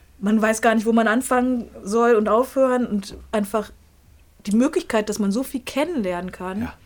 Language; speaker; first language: German; native; German